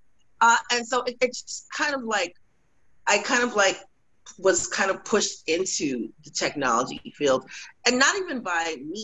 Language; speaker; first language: English; native; English